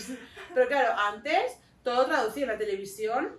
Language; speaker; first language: Spanish; native; Spanish